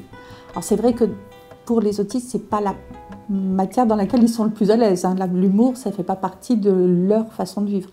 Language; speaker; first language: French; native; French